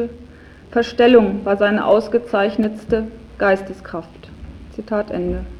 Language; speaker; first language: German; native; German